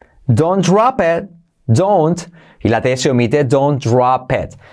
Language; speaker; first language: English; non-native, fluent; Spanish